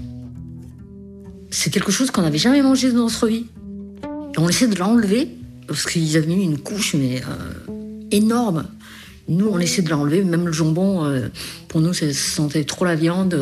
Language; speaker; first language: French; early bilingual, other home language; Korean